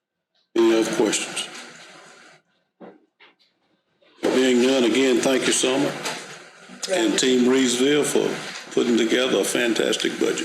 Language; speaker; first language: English; native; English